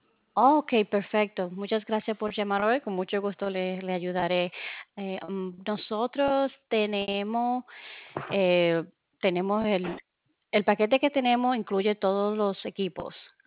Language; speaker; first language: Spanish; early bilingual, heritage; Spanish